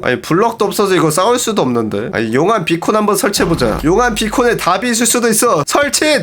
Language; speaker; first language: Korean; native; Korean